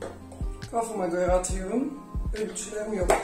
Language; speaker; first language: Turkish; non-native, fluent; Dutch